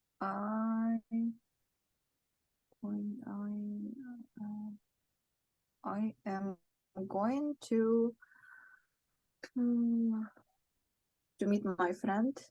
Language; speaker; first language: English; non-native, learner; Ukrainian